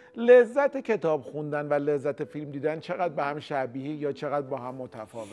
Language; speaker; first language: Persian; native; Persian